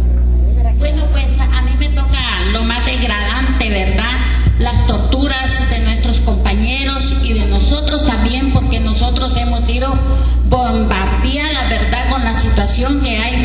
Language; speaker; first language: Spanish; native; Spanish